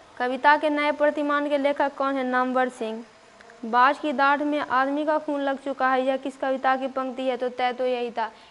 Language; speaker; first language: Hindi; native; Hindi